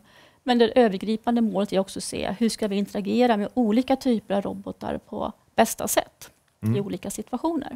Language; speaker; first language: Swedish; native; Swedish